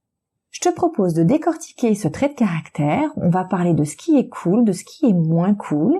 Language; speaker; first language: French; native; French